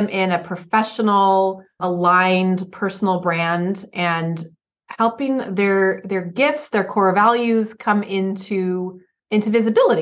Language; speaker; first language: English; native; English